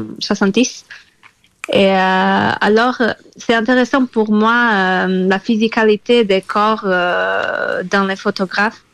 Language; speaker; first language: French; non-native, fluent; Portuguese